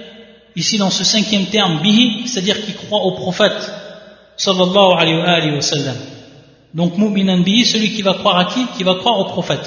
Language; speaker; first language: French; native; French